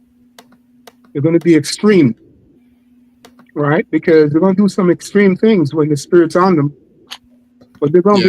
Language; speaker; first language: English; native; English